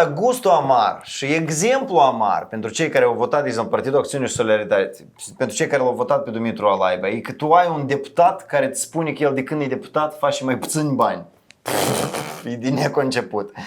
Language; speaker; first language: Romanian; native; Romanian